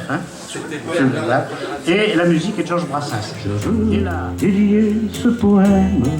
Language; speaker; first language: French; native; French